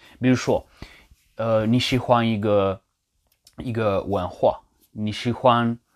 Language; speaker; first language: Chinese; non-native, learner; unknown